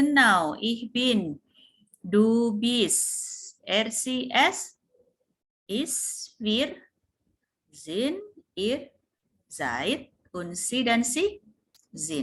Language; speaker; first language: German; non-native, fluent; Indonesian